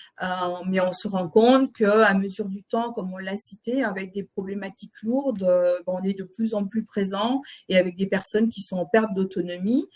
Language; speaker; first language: French; native; French